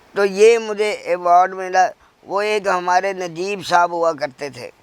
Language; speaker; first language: Urdu; non-native, local second language; Punjabi